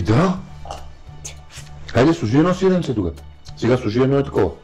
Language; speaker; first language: Bulgarian; native; Bulgarian